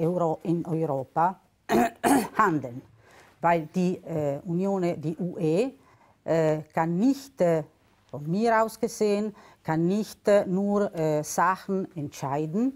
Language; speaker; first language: German; non-native, local second language; Italian